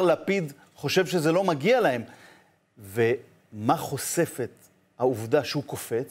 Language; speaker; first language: Hebrew; native; Hebrew